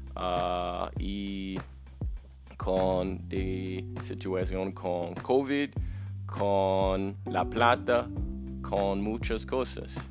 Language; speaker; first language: Spanish; non-native, learner; English